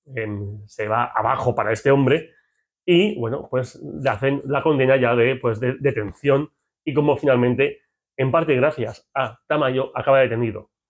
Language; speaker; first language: Spanish; native; Spanish